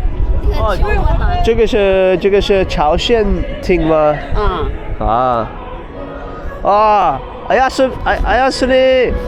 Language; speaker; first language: Chinese; non-native, learner; English